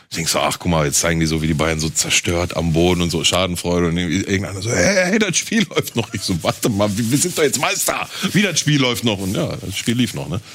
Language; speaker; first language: German; native; German